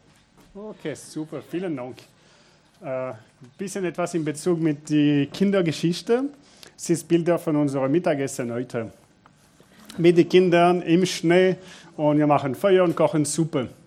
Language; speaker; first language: German; non-native, fluent; French